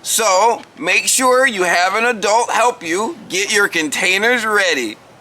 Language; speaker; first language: English; native; English